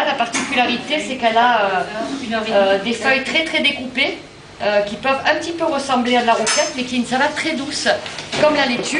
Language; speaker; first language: French; native; French